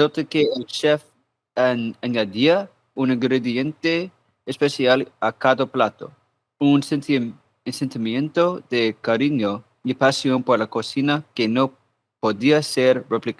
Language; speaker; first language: Spanish; non-native, learner; English